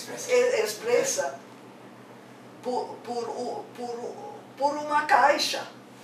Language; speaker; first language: Portuguese; non-native, fluent; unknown